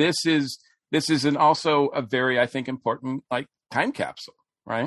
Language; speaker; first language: English; native; English